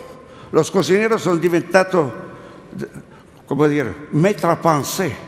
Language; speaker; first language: Spanish; non-native, learner; Italian